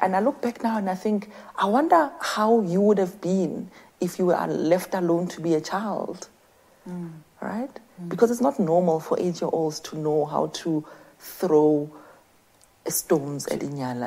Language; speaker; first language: English; non-native, local second language; Southern Sotho